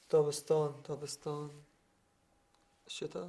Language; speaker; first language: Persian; non-native, learner; Arabic